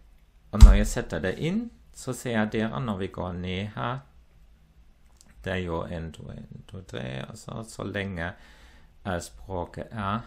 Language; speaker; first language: Norwegian; non-native, fluent; German